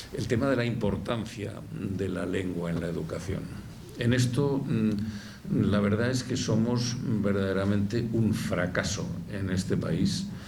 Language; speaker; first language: Spanish; native; Spanish